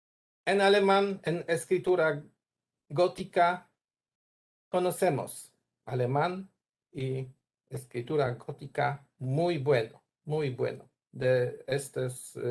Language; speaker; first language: Spanish; non-native, learner; Polish